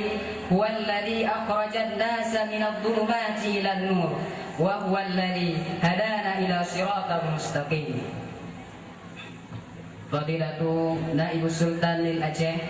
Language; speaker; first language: Arabic; non-native, learner; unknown